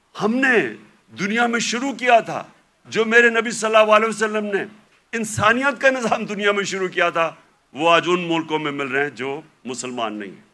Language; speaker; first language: Urdu; native; Urdu